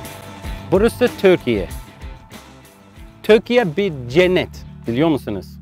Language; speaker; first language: Turkish; non-native, learner; English